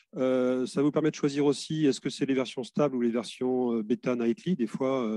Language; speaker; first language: French; native; French